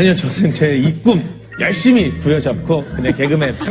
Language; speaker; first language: Korean; native; Korean